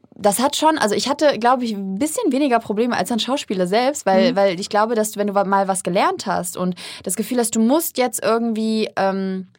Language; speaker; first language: German; native; German